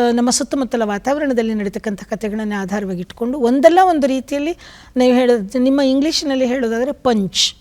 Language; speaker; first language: Kannada; native; Kannada